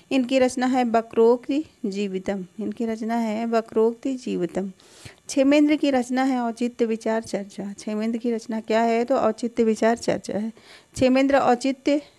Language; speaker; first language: Hindi; native; Hindi